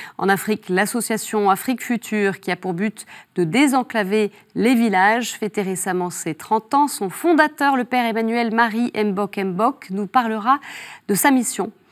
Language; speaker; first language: French; native; French